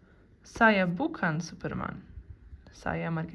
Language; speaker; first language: Indonesian; non-native, learner; Italian